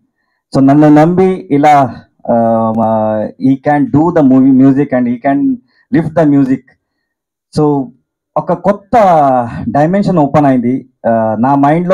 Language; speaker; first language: Telugu; non-native, local second language; Kannada